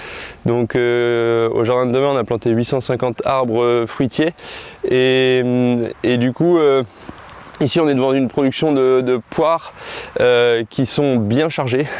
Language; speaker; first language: French; native; French